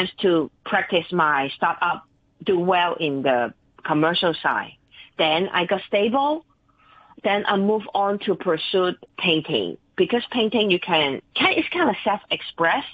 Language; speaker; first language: English; non-native, local second language; Cantonese